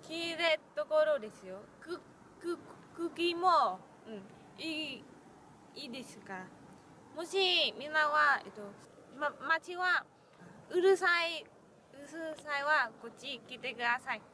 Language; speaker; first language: Japanese; non-native, learner; Vietnamese